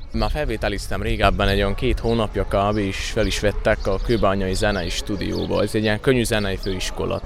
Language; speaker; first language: Hungarian; native; Hungarian